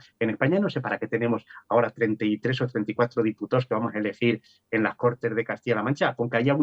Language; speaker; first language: Spanish; native; Spanish